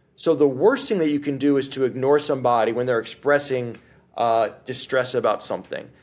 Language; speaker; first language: English; native; English